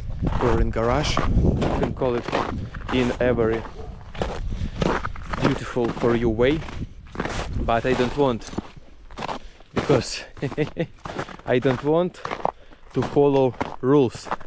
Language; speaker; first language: English; non-native, fluent; Russian